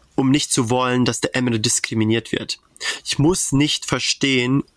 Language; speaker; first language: German; native; German